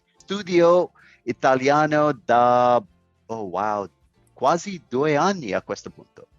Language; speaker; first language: Italian; non-native, learner; English